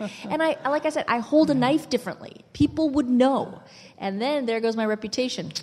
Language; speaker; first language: English; early bilingual, other home language; Italian